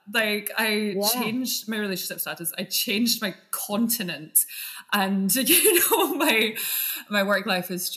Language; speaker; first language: English; native; English